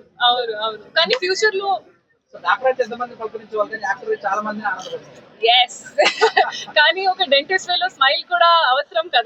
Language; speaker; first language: Telugu; non-native, fluent; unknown